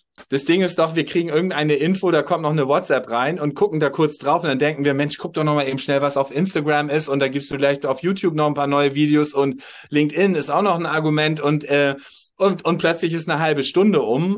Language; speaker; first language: German; native; German